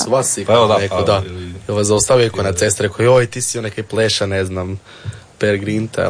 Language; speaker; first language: Serbian; native; Serbian